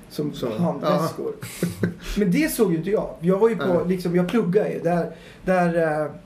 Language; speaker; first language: Swedish; native; Swedish